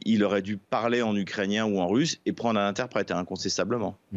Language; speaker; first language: French; native; French